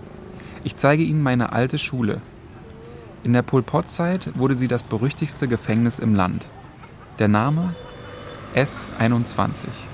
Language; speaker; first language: German; native; German